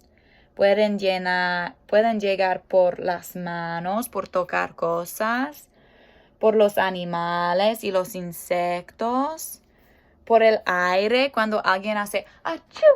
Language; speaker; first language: Spanish; non-native, fluent; English